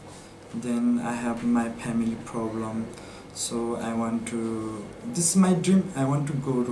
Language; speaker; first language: English; non-native, learner; Nepali